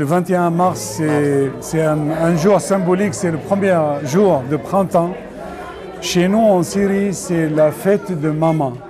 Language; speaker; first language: French; non-native, fluent; Arabic